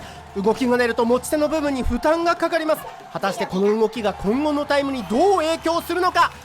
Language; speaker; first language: Japanese; native; Japanese